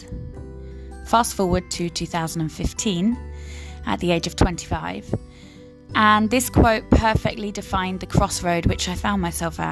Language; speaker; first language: English; native; English